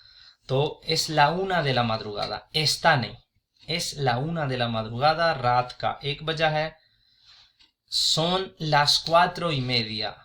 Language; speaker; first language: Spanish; non-native, fluent; Urdu